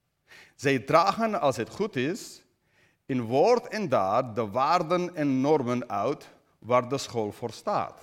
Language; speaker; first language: Dutch; non-native, fluent; English